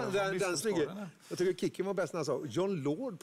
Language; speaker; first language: Swedish; native; Swedish